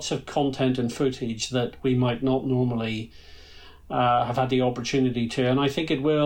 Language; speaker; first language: English; native; English